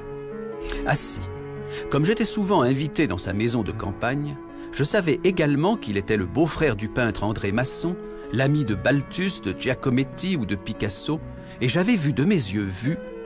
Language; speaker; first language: French; native; French